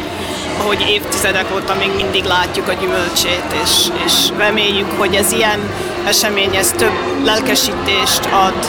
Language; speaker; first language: Hungarian; early bilingual, heritage; Hungarian